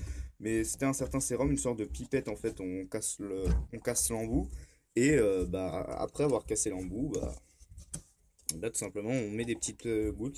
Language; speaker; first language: French; native; French